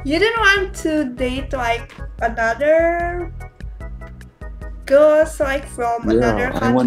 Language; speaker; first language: English; non-native, learner; Indonesian